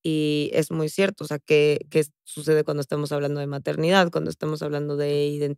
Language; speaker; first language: Spanish; native; Spanish